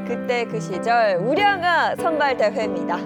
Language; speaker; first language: Korean; native; Korean